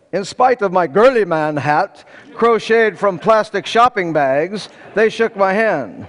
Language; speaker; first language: English; native; English